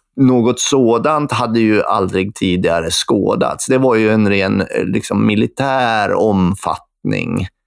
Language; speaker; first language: Swedish; native; Swedish